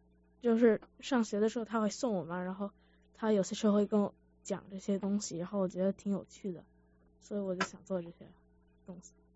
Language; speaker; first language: Chinese; early bilingual, heritage; Chinese